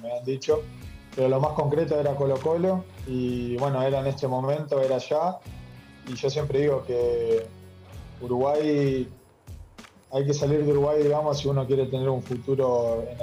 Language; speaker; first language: Spanish; native; Spanish